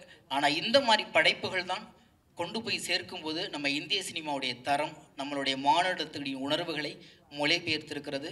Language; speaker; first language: Tamil; native; Tamil